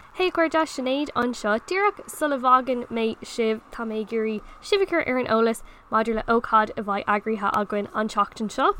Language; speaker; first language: Irish; non-native, local second language; English